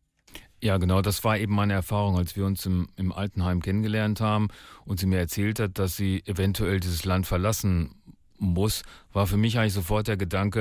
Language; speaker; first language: German; native; German